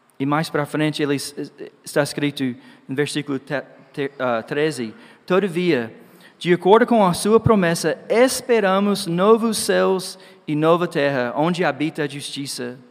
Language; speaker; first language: Portuguese; non-native, fluent; English